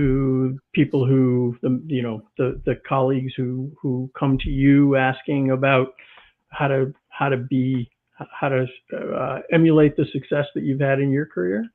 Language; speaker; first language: English; native; English